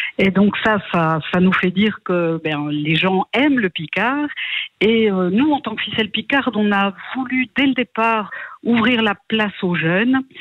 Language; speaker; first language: French; native; French